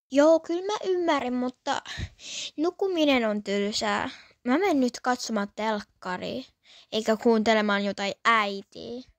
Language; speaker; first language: Finnish; early bilingual, other home language; Polish